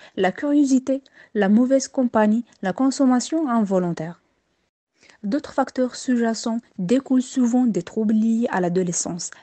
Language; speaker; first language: French; non-native, local second language; Arabic